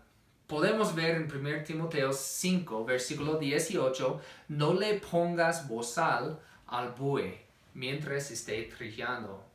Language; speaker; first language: Spanish; non-native, fluent; English